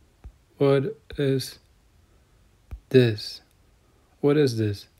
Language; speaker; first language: English; non-native, fluent; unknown